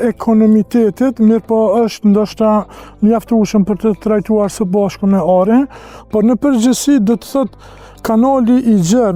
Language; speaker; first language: Albanian; native; Albanian